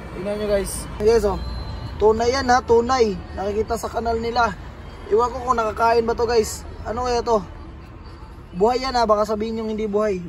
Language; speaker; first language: Filipino; native; Filipino